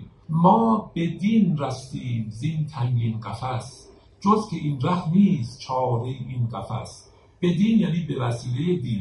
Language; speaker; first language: Persian; native; Persian